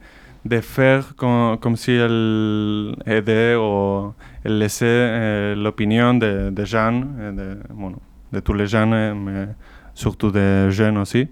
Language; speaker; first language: French; non-native, learner; Basque